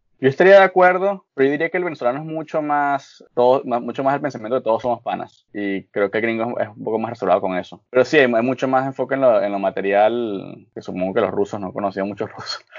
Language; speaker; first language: Spanish; native; Spanish